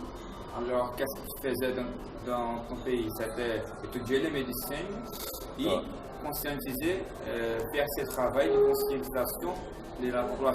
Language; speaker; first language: French; non-native, fluent; Portuguese